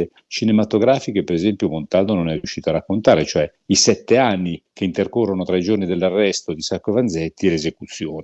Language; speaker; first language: Italian; native; Italian